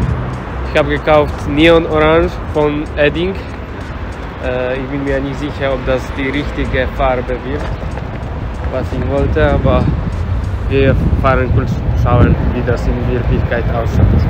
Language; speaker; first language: German; non-native, fluent; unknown